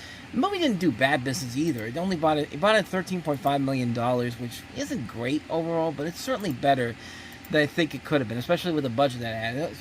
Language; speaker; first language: English; native; English